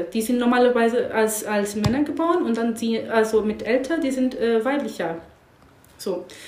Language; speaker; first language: German; non-native, learner; English